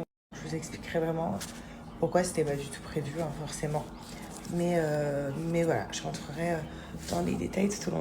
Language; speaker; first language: French; native; French